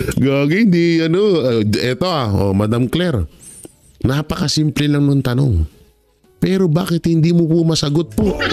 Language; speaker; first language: Filipino; non-native, local second language; Cebuano